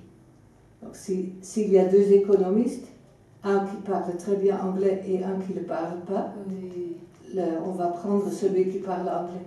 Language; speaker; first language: French; non-native, fluent; Dutch